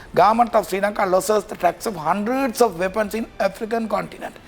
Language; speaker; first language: English; non-native, local second language; Sinhala